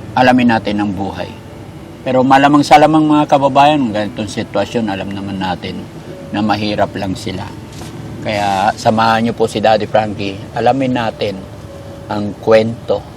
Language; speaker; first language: Filipino; native; Filipino